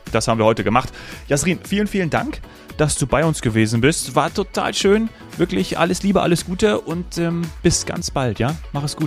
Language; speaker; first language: German; native; German